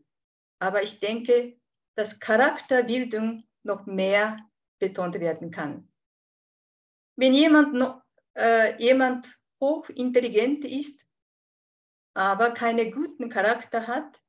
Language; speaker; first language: German; non-native, fluent; Japanese